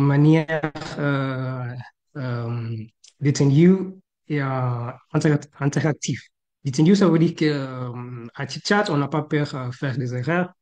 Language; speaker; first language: French; non-native, fluent; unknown